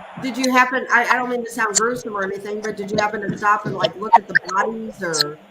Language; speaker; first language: English; native; English